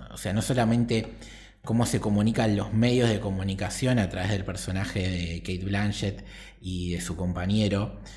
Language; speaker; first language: Spanish; native; Spanish